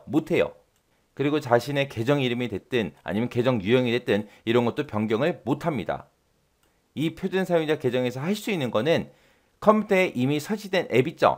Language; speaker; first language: Korean; native; Korean